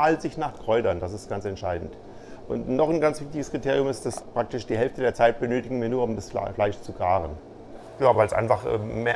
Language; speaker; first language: German; native; German